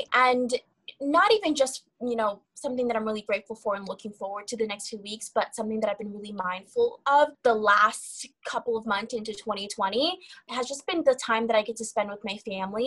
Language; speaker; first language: English; early bilingual, other home language; Kabuverdianu